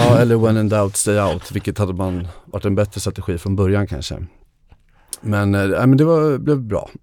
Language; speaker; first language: Swedish; native; Swedish